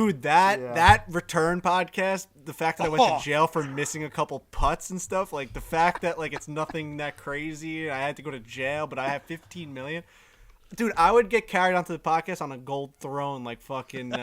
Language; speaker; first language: English; native; English